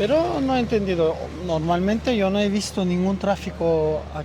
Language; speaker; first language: Spanish; non-native, learner; Turkish